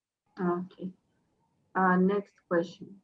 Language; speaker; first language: English; non-native, fluent; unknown